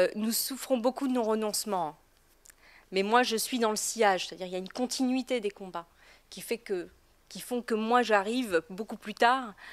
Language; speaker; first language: French; native; French